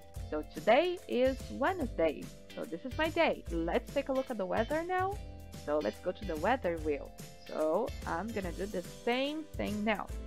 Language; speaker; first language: English; non-native, fluent; Portuguese